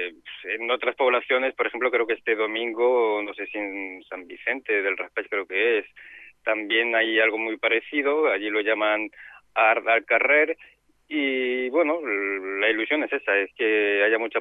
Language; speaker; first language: Spanish; native; Spanish